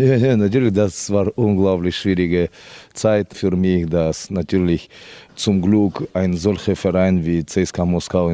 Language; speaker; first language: German; non-native, fluent; Russian